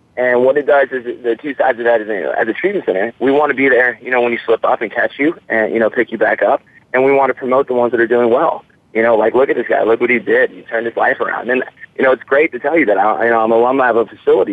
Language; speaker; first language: English; native; English